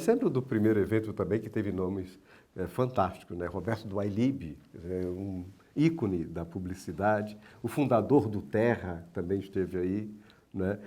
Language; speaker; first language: Portuguese; native; Portuguese